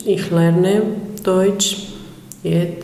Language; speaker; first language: German; non-native, learner; Georgian